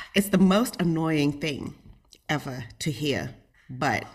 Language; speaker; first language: English; native; English